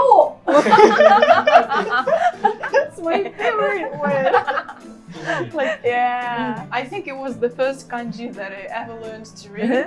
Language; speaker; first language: English; non-native, fluent; Ukrainian